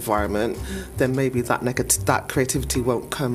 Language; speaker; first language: English; native; English